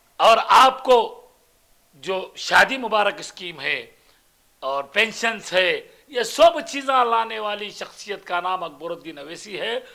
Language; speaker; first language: Hindi; non-native, local second language; Urdu